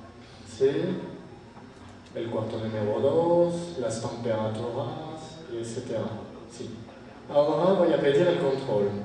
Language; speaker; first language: Spanish; non-native, fluent; French